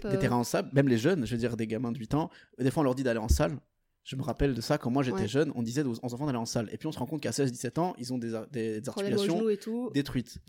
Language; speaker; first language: French; non-native, fluent; Portuguese